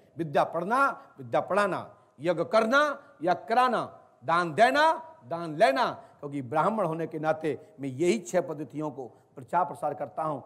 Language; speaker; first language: Hindi; native; Hindi